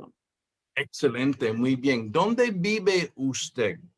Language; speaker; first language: Spanish; non-native, fluent; English